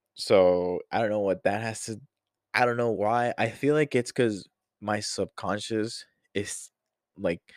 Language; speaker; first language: English; non-native, fluent; Spanish